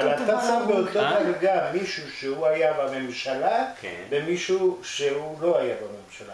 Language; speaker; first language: Hebrew; non-native, fluent; Spanish